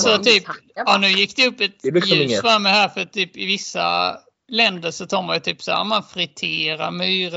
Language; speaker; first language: Swedish; native; Swedish